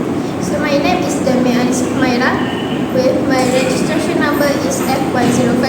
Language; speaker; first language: English; non-native, learner; Malay